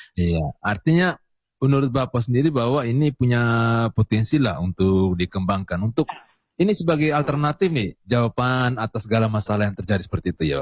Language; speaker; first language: Indonesian; native; Indonesian